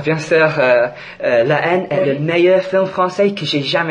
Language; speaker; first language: French; non-native, fluent; English